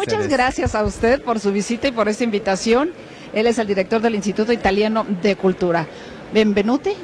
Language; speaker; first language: Spanish; native; Spanish